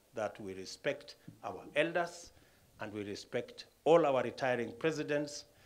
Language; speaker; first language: English; non-native, local second language; Kalenjin